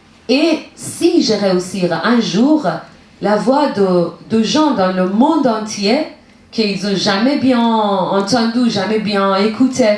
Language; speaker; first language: French; non-native, learner; Persian